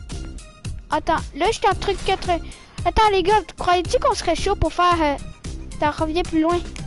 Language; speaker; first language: French; native; French